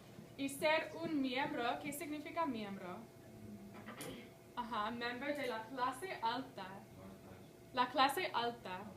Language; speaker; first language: Spanish; non-native, fluent; English